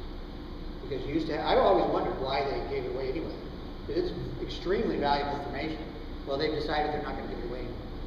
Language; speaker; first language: English; native; English